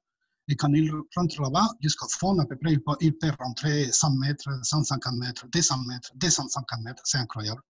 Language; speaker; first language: French; non-native, fluent; Spanish